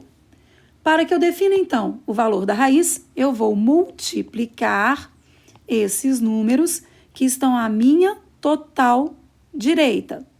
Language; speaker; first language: Portuguese; native; Portuguese